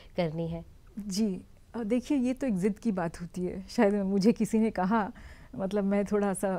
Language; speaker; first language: Hindi; native; Hindi